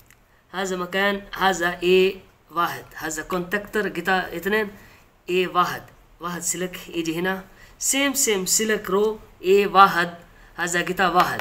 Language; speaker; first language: Arabic; non-native, learner; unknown